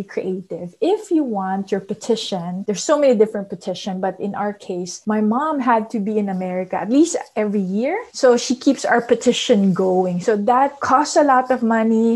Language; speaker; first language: English; non-native, local second language; Filipino